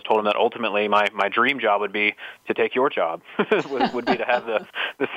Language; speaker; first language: English; native; English